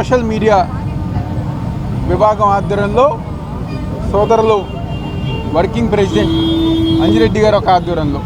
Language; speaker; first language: Telugu; native; Telugu